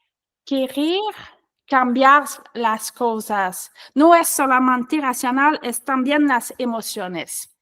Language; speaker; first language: Spanish; non-native, learner; French